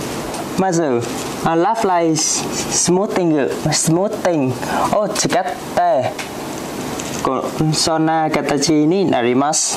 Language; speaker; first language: Japanese; non-native, learner; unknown